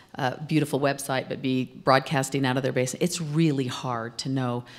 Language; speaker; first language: English; native; English